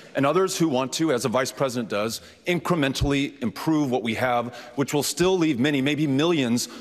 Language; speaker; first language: English; native; English